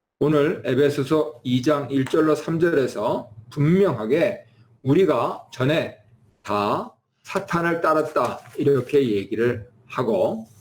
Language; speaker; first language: Korean; native; Korean